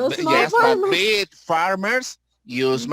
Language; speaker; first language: English; non-native, learner; Spanish